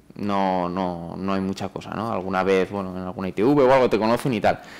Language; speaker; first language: Spanish; native; Spanish